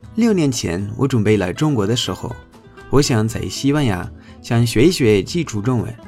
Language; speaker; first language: Chinese; non-native, fluent; Spanish